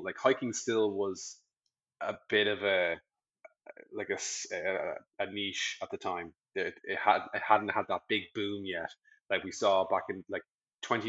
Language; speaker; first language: English; native; English